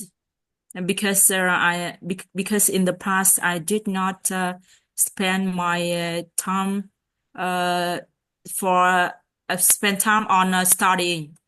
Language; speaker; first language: English; non-native, learner; Vietnamese